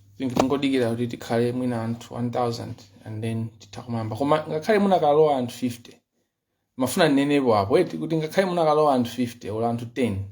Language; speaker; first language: Nyanja; non-native, local second language; Yao